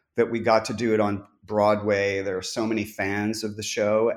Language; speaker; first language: English; native; English